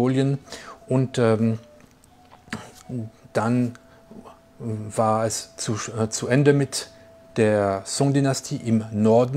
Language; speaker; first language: German; non-native, fluent; French